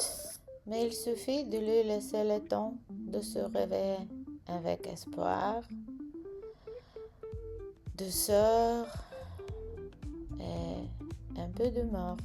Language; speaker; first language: French; non-native, learner; Bulgarian